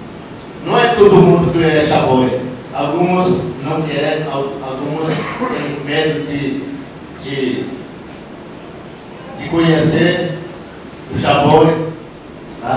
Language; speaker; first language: Portuguese; non-native, local second language; Yanomámi